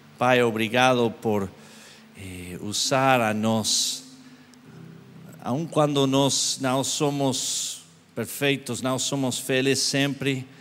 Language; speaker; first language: Portuguese; non-native, learner; English